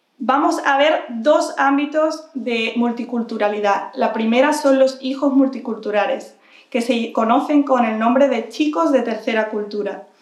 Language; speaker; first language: Spanish; early bilingual, other home language; English